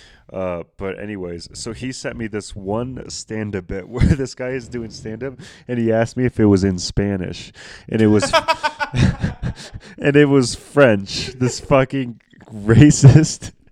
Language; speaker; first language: English; early bilingual, other home language; Spanish